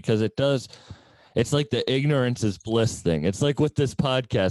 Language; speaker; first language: English; native; English